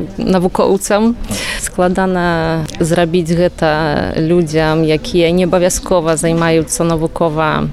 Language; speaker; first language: Belarusian; non-native, fluent; Polish